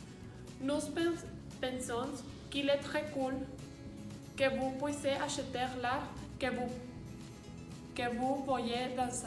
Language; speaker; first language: French; non-native, learner; Spanish